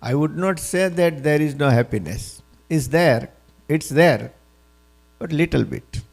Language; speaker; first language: English; non-native, local second language; Gujarati